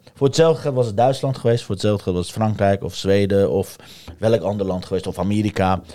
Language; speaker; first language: Dutch; non-native, fluent; Persian